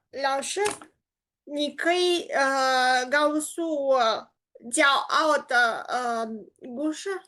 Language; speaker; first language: Chinese; non-native, learner; Romanian